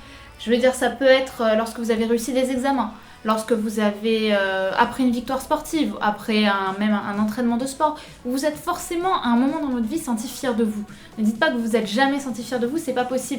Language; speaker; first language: French; native; French